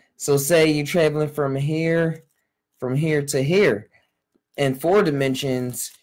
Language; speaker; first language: English; native; English